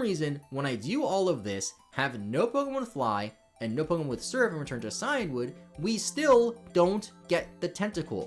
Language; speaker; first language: English; native; English